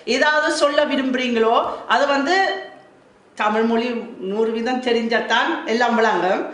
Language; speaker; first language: Tamil; non-native, fluent; German